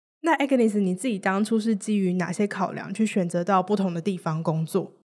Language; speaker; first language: Chinese; native; Chinese